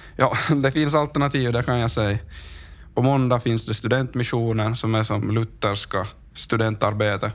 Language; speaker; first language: Swedish; native; Swedish